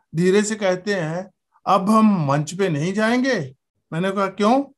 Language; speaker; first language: Hindi; native; Hindi